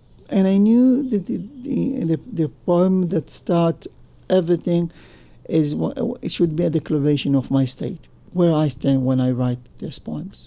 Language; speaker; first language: English; non-native, fluent; Hebrew